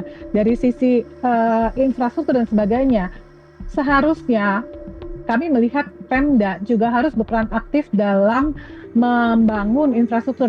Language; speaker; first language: Indonesian; native; Indonesian